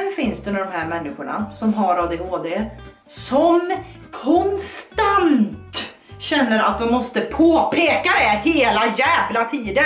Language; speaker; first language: Swedish; native; Swedish